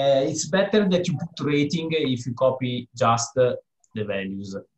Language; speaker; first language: English; non-native, fluent; Italian